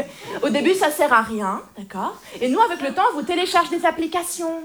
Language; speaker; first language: French; native; French